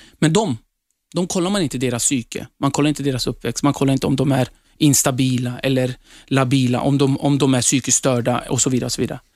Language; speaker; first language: Swedish; early bilingual, other home language; Kurdish